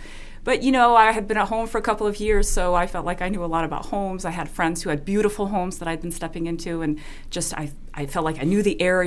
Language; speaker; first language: English; non-native, fluent; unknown